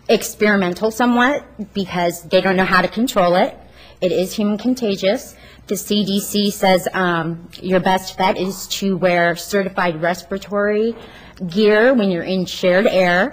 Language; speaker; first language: English; native; English